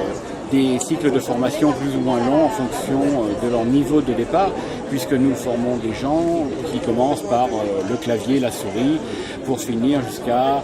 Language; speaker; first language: French; native; French